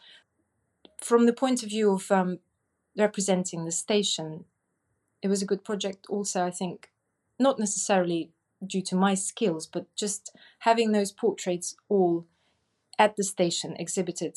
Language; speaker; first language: English; non-native, fluent; Russian